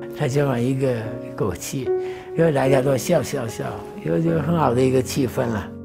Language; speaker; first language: Chinese; non-native, fluent; Turkish